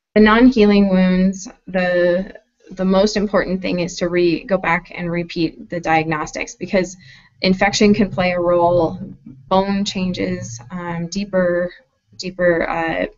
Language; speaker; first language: English; native; English